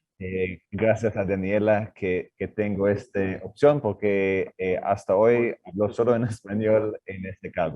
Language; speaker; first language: Spanish; non-native, learner; Hebrew